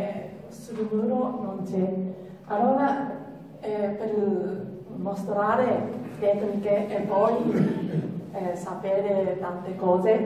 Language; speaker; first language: Italian; non-native, learner; Japanese